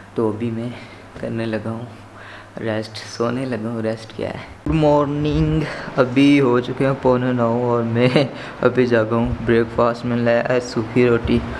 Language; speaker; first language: Urdu; non-native, local second language; Punjabi